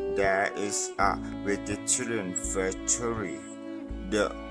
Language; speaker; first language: English; non-native, learner; Thai